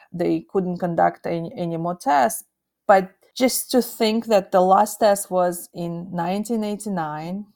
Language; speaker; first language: English; non-native, fluent; Russian